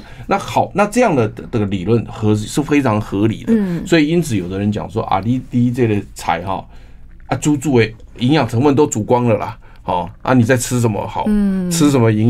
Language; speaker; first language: Chinese; native; Chinese